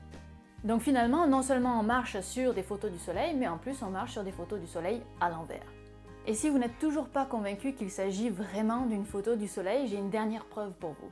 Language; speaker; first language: French; native; French